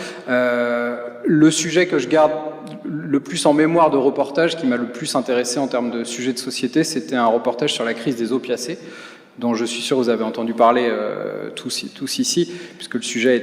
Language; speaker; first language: French; native; French